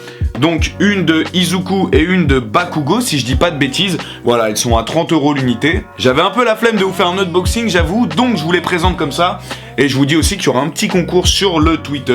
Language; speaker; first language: French; native; French